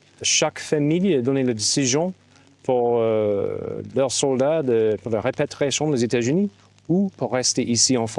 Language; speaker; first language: French; non-native, fluent; English